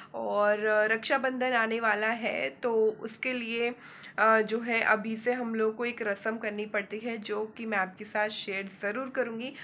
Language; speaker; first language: Hindi; native; Hindi